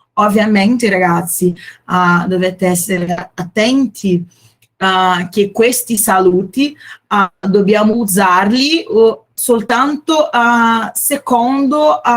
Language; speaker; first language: Italian; non-native, fluent; Portuguese